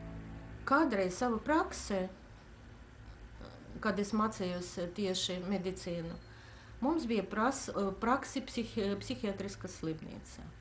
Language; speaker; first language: Latvian; non-native, local second language; Russian